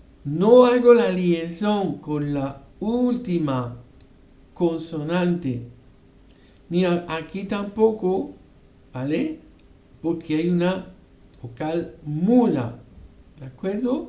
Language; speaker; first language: Spanish; non-native, fluent; French